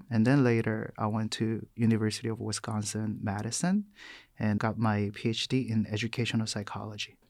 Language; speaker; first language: English; non-native, fluent; Korean